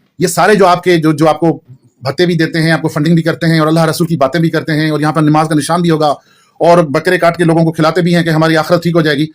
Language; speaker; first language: Urdu; non-native, local second language; Sindhi